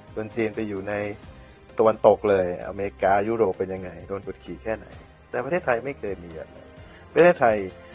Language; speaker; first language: Thai; native; Thai